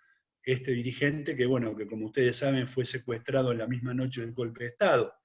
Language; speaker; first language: Spanish; native; Spanish